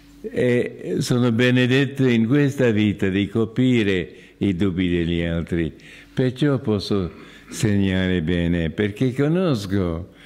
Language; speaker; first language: Italian; non-native, fluent; English